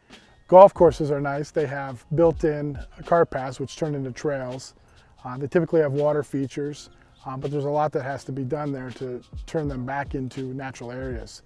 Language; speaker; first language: English; native; English